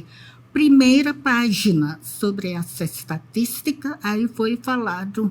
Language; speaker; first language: Portuguese; non-native, fluent; Indonesian